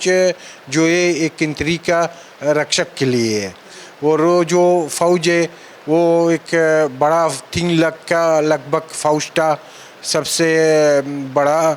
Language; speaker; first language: Hindi; non-native, fluent; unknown